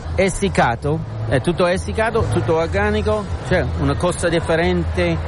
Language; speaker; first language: Italian; non-native, learner; English